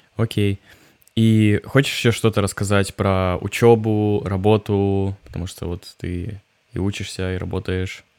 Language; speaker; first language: Russian; native; Russian